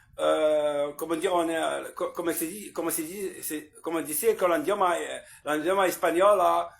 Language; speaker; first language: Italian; non-native, learner; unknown